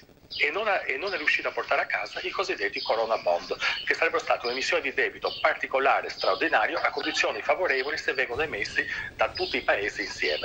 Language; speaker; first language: Italian; native; Italian